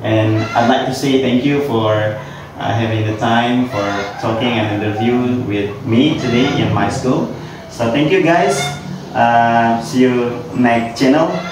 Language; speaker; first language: English; non-native, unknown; Indonesian